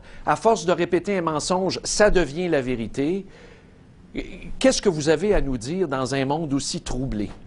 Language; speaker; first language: French; native; French